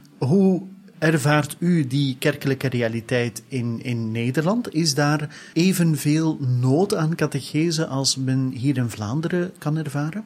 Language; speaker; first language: Dutch; native; Dutch